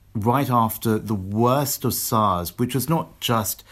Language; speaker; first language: English; native; English